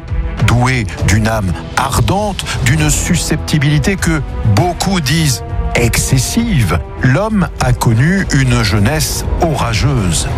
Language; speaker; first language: French; native; French